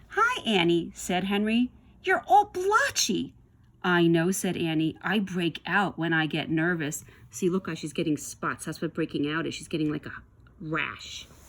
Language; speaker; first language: English; native; English